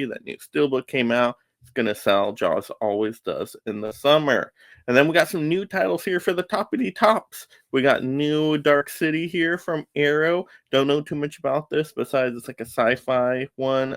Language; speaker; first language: English; native; English